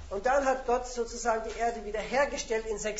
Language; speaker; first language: German; native; German